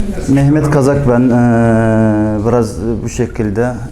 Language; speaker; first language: Turkish; non-native, fluent; Arabic